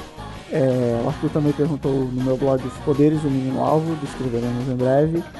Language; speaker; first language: Portuguese; native; Portuguese